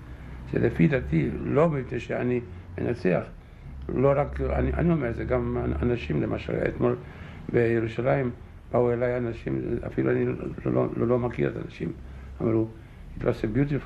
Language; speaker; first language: Hebrew; non-native, fluent; German